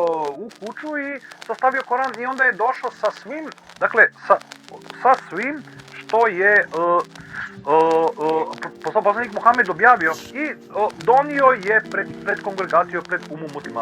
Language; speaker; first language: Croatian; native; Croatian